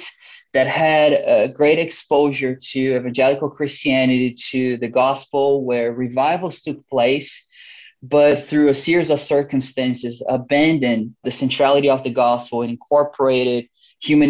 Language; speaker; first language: English; non-native, fluent; Portuguese